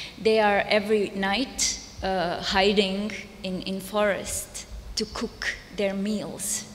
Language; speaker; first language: English; non-native, fluent; Serbian